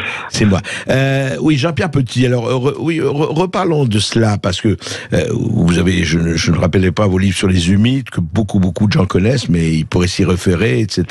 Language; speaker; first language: French; native; French